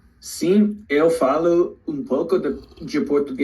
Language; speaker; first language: Portuguese; non-native, learner; English